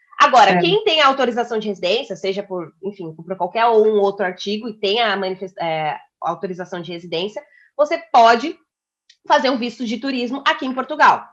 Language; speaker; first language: Portuguese; native; Portuguese